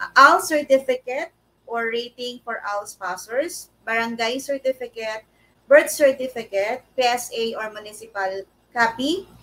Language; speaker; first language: English; non-native, local second language; Filipino